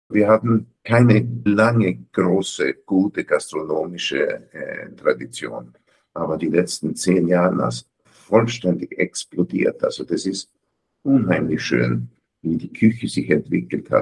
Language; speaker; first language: German; early bilingual, heritage; German